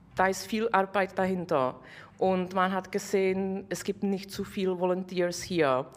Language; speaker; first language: German; non-native, fluent; Czech